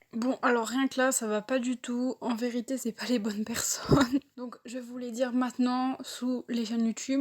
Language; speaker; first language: French; native; French